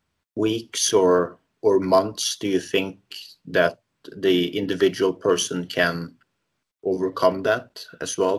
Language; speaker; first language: English; non-native, fluent; Norwegian